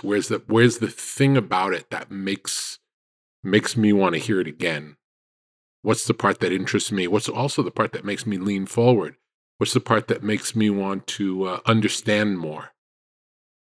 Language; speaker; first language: English; native; English